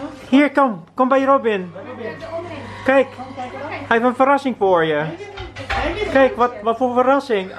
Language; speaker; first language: Dutch; non-native, fluent; Filipino